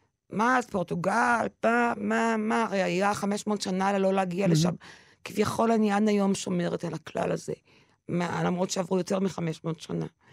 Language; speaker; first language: Hebrew; non-native, local second language; French